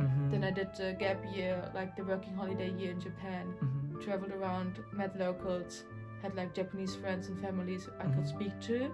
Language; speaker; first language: English; non-native, fluent; German